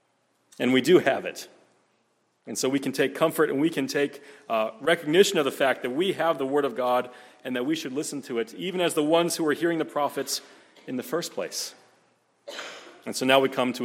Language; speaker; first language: English; native; English